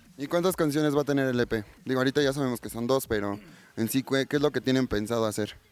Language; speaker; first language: Spanish; native; Spanish